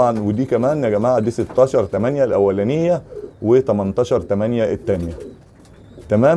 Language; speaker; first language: Arabic; native; Arabic